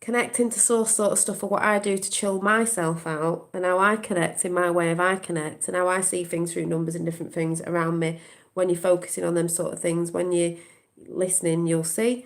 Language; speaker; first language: English; native; English